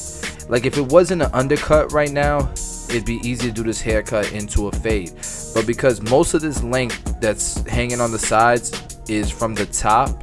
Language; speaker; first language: English; native; English